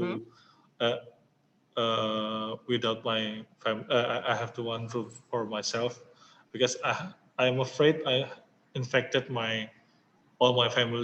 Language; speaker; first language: English; non-native, learner; Indonesian